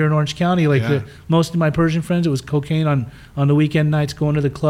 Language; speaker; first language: English; early bilingual, other home language; German